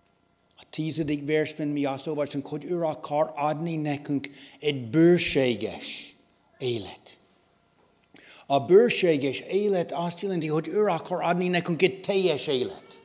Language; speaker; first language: Hungarian; non-native, learner; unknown